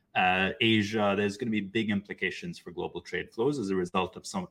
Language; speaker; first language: English; non-native, local second language; Urdu